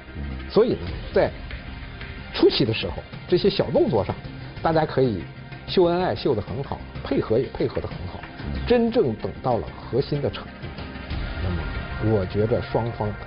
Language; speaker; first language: Chinese; native; Chinese